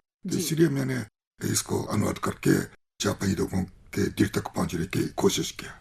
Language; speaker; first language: Hindi; non-native, fluent; Japanese